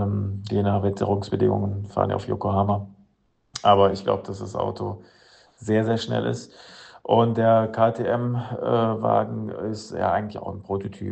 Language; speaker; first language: German; native; German